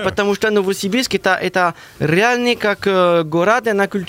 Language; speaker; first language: Russian; non-native, learner; French